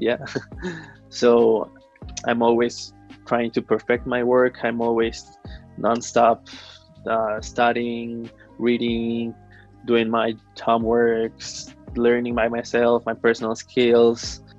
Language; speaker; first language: English; non-native, fluent; Spanish